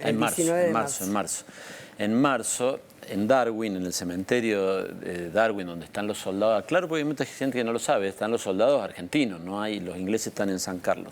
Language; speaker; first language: Spanish; native; Spanish